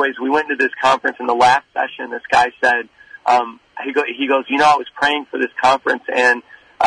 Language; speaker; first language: English; native; English